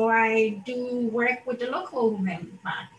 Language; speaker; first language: English; non-native, local second language; Akan